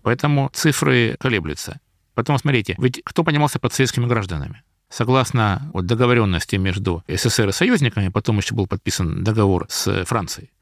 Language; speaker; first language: Russian; native; Russian